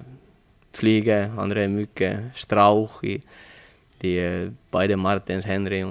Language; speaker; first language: German; non-native, learner; Finnish